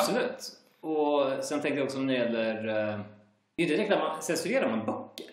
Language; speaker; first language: Swedish; native; Swedish